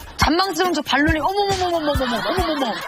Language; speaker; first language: Korean; native; Korean